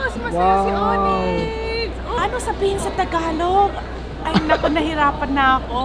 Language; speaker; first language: Filipino; early bilingual, heritage; Filipino